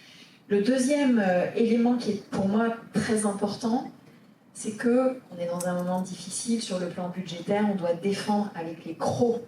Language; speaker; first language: French; native; French